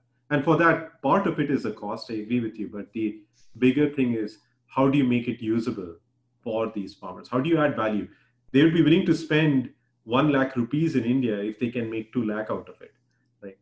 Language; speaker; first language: English; non-native, local second language; Hindi